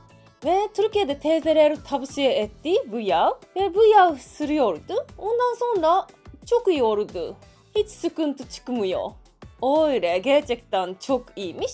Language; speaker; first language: Turkish; non-native, learner; Japanese